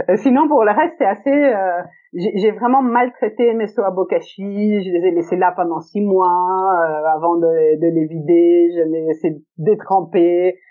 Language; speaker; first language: French; early bilingual, other home language; Italian